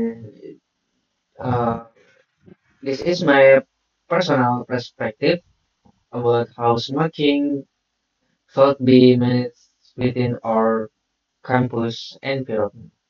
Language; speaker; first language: English; non-native, learner; Indonesian